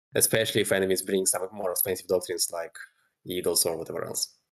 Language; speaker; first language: English; non-native, fluent; Russian